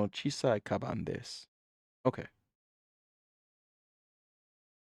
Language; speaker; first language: Japanese; non-native, learner; English